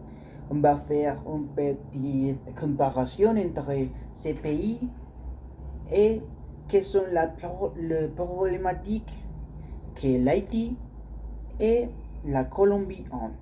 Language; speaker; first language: French; non-native, learner; Spanish